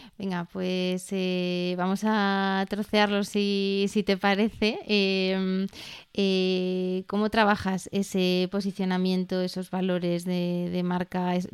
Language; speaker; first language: Spanish; native; Spanish